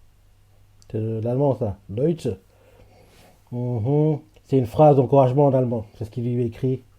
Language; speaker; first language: French; native; French